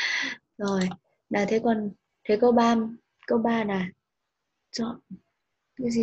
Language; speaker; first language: Vietnamese; native; Vietnamese